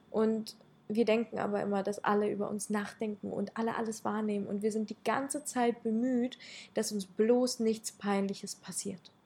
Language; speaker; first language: German; early bilingual, other home language; Russian